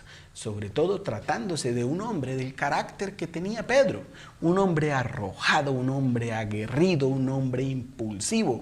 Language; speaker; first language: Spanish; native; Spanish